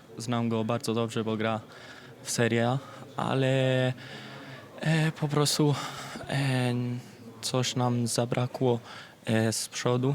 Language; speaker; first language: Polish; early bilingual, heritage; Polish